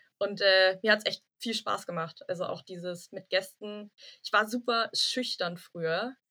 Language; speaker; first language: German; early bilingual, other home language; Vietnamese